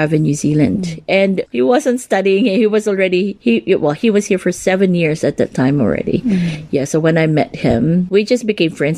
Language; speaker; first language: English; non-native, local second language; Cebuano